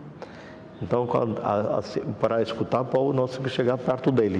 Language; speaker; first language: Portuguese; non-native, fluent; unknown